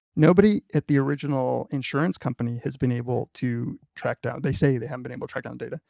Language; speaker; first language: English; native; English